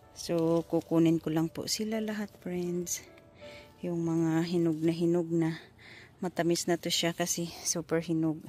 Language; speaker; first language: Filipino; non-native, local second language; Masbatenyo